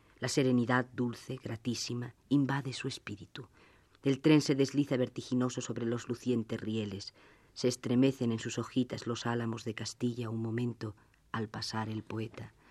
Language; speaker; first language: Spanish; native; Spanish